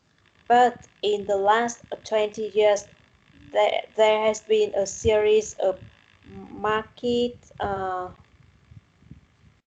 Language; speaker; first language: English; non-native, learner; Vietnamese